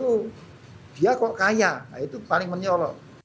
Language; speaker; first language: Indonesian; native; Indonesian